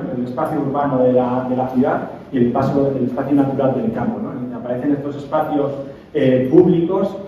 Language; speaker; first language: Spanish; native; Spanish